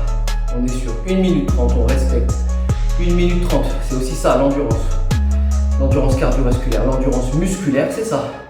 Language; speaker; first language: French; native; French